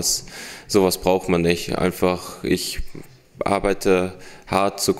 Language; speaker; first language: German; early bilingual, heritage; German